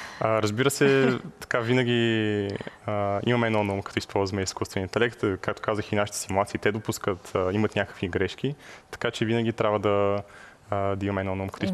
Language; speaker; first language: Bulgarian; native; Bulgarian